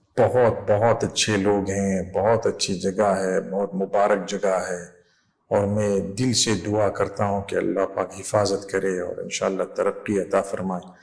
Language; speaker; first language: Urdu; non-native, fluent; English